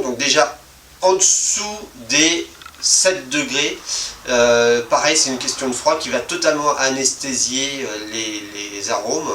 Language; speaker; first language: French; native; French